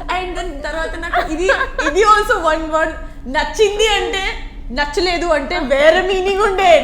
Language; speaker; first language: Telugu; non-native, learner; Gujarati